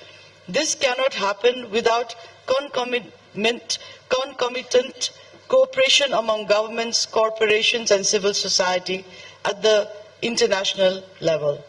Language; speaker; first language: English; non-native, fluent; Nepali